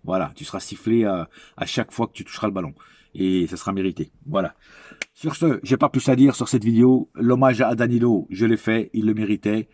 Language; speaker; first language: French; native; French